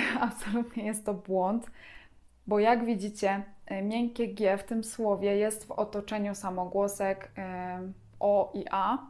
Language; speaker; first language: Polish; native; Polish